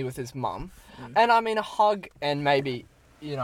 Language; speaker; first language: English; native; English